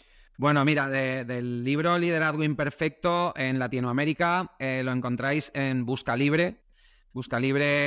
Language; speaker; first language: Spanish; native; Spanish